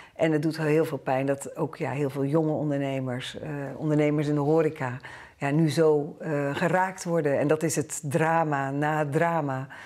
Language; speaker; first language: Dutch; native; Dutch